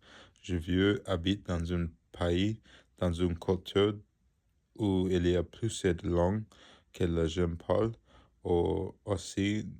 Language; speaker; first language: French; non-native, learner; English